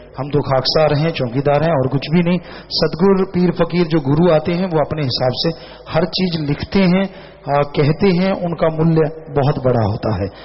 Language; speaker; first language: Hindi; non-native, local second language; Punjabi